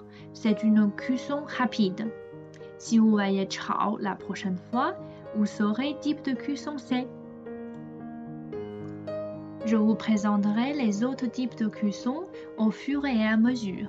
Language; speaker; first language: French; non-native, fluent; Chinese